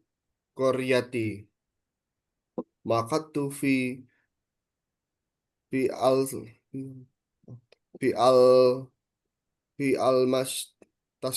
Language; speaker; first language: Arabic; non-native, learner; Indonesian